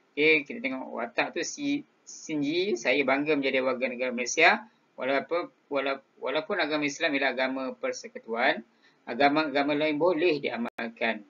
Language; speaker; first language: Malay; native; Malay